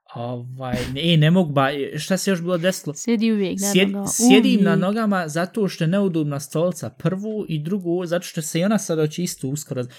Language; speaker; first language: Bosnian; early bilingual, heritage; Bosnian